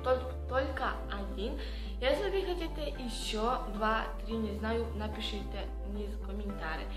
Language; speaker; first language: Russian; non-native, learner; Serbian